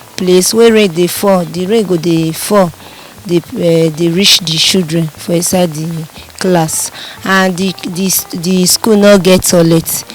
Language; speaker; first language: Nigerian Pidgin; non-native, local second language; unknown